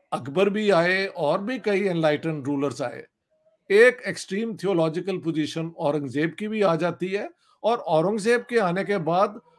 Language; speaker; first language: Urdu; non-native, local second language; Punjabi